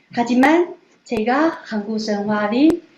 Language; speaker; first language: Korean; non-native, learner; Chinese